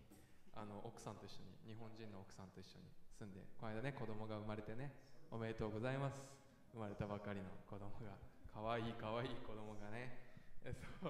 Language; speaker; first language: Japanese; native; Japanese